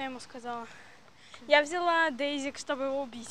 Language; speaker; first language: Russian; native; Russian